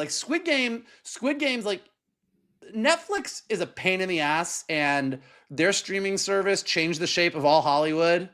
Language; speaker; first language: English; native; English